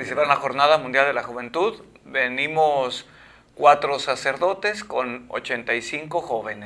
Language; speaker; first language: Spanish; native; Spanish